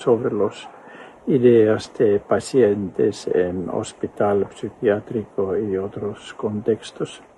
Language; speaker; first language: Spanish; non-native, fluent; Finnish